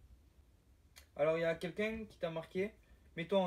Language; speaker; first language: French; native; French